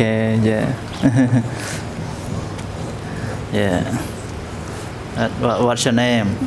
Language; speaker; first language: English; non-native, learner; Khmer